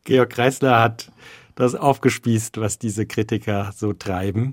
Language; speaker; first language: German; native; German